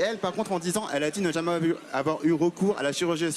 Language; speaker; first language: French; native; French